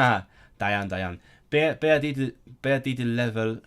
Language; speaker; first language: Welsh; non-native, learner; Cantonese